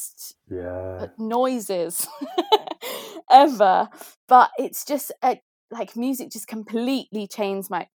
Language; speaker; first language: English; native; English